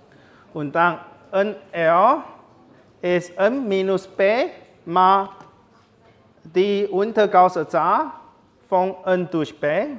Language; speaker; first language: German; non-native, learner; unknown